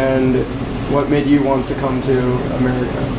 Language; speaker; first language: English; early bilingual, other home language; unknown